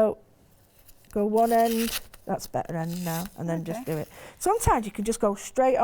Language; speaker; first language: English; native; English